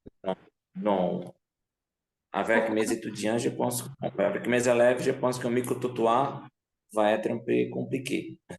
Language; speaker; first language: French; non-native, fluent; Portuguese